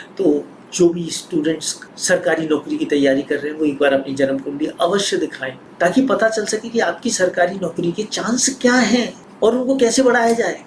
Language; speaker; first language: Hindi; native; Hindi